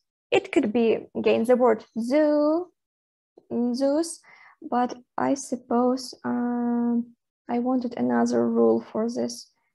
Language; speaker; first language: English; non-native, fluent; Ukrainian